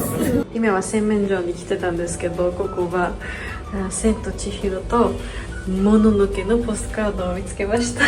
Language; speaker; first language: Japanese; non-native, fluent; Georgian